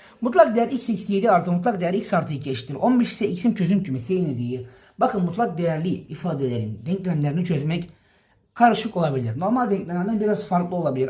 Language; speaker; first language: Turkish; native; Turkish